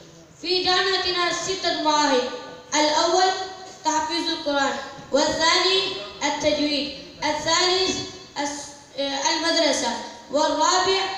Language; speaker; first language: Arabic; non-native, learner; Urdu